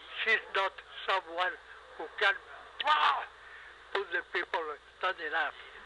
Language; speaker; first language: English; non-native, fluent; Spanish